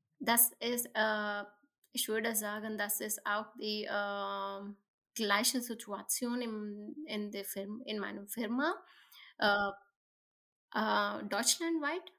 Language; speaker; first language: German; non-native, learner; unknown